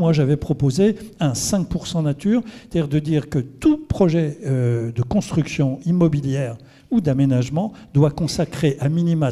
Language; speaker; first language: French; native; French